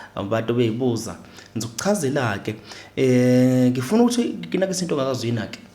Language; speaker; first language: Zulu; native; Zulu